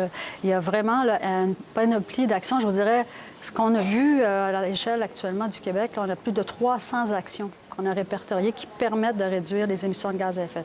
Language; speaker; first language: French; native; French